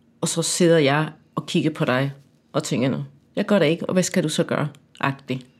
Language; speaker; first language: Danish; non-native, fluent; Spanish